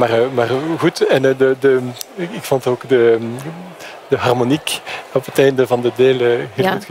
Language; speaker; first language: Dutch; non-native, fluent; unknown